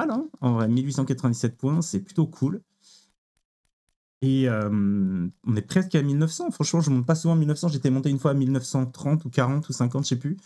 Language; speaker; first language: French; native; French